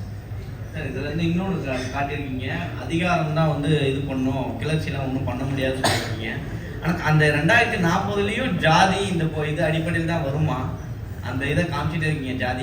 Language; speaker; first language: Tamil; native; Tamil